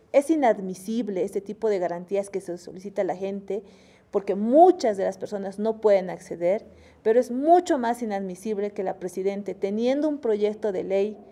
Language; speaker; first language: Spanish; native; Spanish